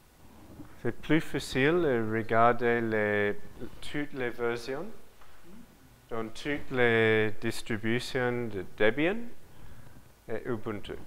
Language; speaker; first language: French; non-native, learner; English